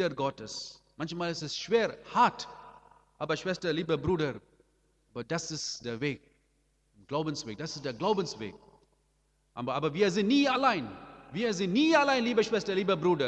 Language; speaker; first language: German; non-native, learner; Amharic